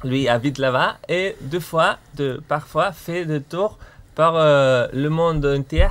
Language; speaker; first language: French; non-native, learner; Spanish